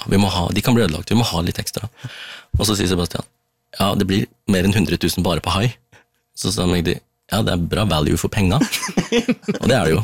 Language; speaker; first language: Norwegian; early bilingual, other home language; Tamil